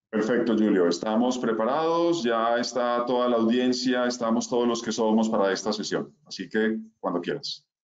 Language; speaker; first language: Spanish; native; Spanish